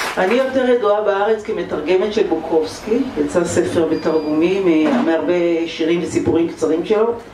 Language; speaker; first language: Hebrew; native; Hebrew